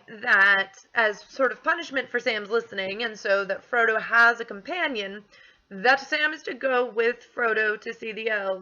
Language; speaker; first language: English; native; English